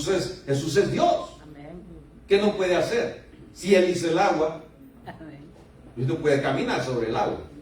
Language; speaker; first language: Spanish; native; Spanish